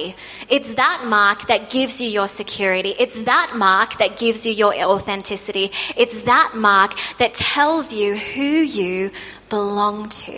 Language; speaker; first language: English; native; English